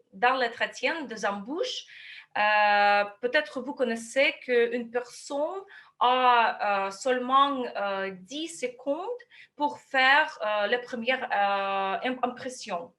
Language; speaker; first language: French; non-native, fluent; Russian